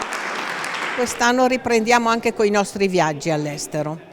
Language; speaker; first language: Italian; native; Italian